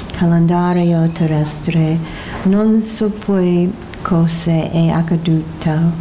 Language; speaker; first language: Italian; non-native, fluent; English